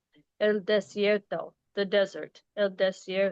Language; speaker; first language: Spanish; non-native, learner; English